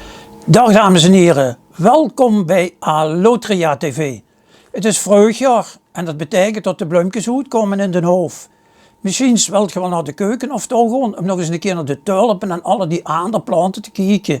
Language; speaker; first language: Dutch; native; Dutch